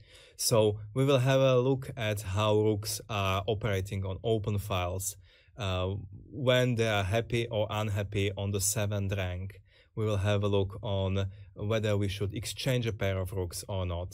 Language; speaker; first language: English; non-native, fluent; Slovak